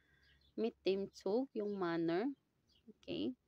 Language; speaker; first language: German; non-native, fluent; Filipino